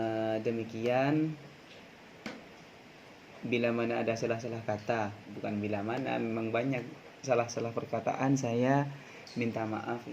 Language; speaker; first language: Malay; non-native, local second language; Madurese